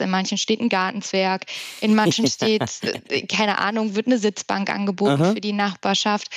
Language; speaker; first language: German; native; German